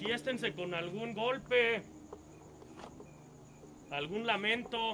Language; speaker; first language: Spanish; native; Spanish